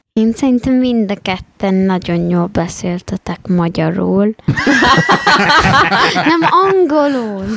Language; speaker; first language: Hungarian; early bilingual, heritage; Hungarian